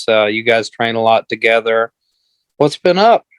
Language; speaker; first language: English; native; English